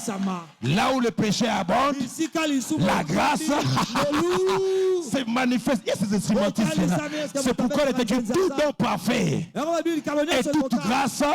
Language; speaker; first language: French; non-native, local second language; Lingala